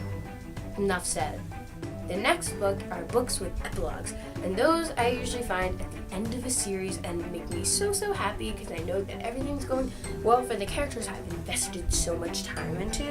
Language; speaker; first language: English; native; English